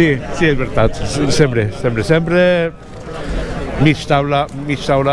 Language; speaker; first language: Catalan; non-native, learner; English